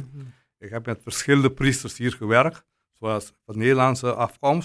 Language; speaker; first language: Dutch; non-native, local second language; Papiamento